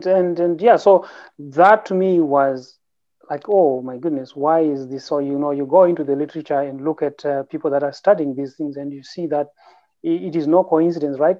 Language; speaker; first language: English; non-native, local second language; Shona